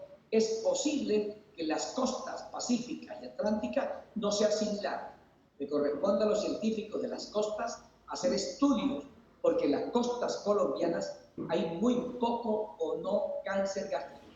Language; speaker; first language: Spanish; native; Spanish